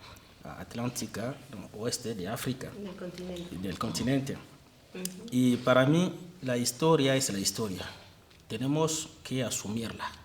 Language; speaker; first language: Spanish; non-native, fluent; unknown